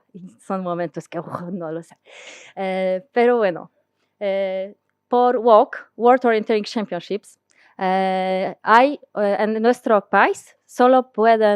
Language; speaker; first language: Spanish; non-native, learner; Polish